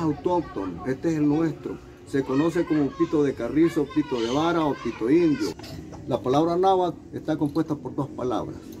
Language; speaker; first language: Spanish; native; Spanish